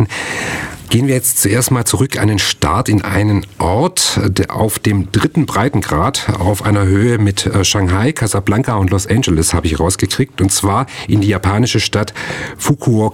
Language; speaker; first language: German; native; German